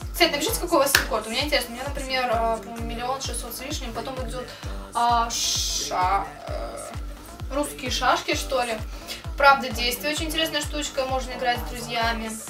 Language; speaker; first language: Russian; native; Russian